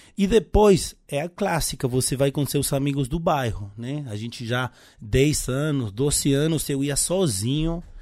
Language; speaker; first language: Portuguese; non-native, fluent; Spanish